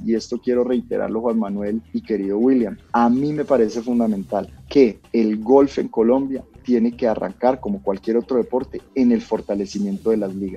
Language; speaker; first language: Spanish; native; Spanish